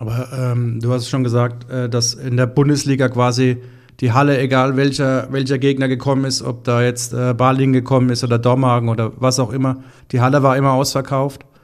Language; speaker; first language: German; native; German